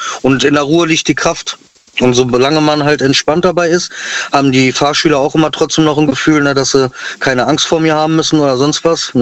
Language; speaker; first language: German; native; German